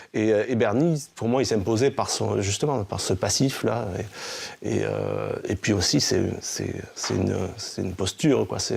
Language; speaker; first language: French; native; French